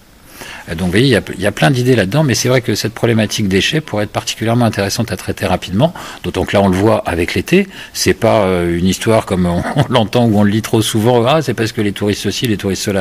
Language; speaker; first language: French; native; French